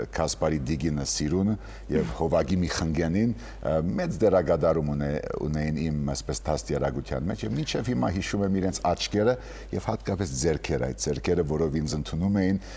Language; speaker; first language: Armenian; early bilingual, heritage; Armenian